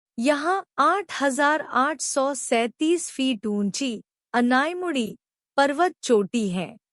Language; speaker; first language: Hindi; native; Hindi